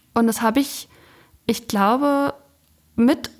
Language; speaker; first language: German; native; German